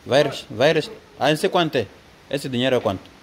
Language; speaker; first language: Spanish; non-native, learner; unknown